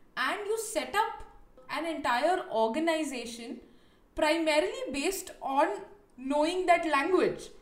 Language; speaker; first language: English; non-native, local second language; Hindi